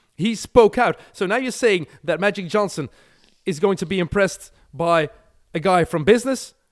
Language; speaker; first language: English; non-native, fluent; Dutch